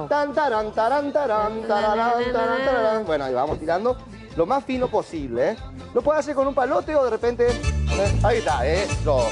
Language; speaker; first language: Spanish; native; Spanish